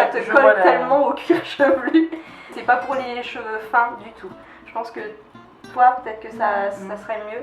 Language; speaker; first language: French; native; French